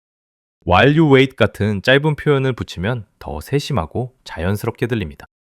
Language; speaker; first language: Korean; native; Korean